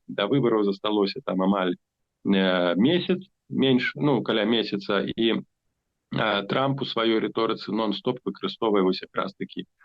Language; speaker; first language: Belarusian; non-native, local second language; Russian